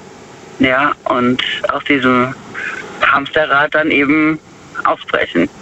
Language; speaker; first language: German; native; German